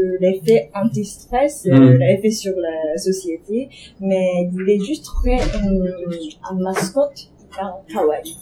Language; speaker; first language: French; non-native, learner; Japanese